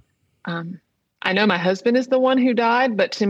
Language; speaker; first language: English; native; English